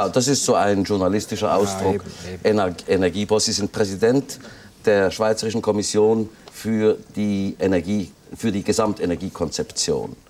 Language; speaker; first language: German; native; German